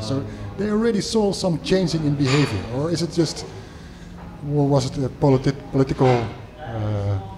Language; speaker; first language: English; non-native, fluent; Dutch